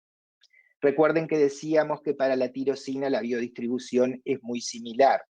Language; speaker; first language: Spanish; native; Spanish